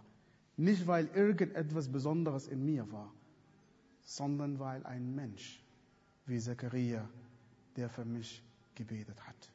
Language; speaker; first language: German; non-native, fluent; Arabic